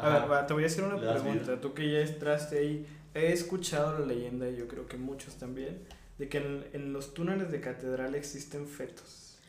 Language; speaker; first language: Spanish; native; Spanish